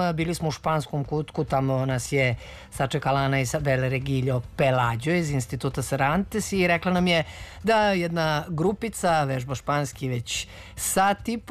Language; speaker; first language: Serbian; native; Serbian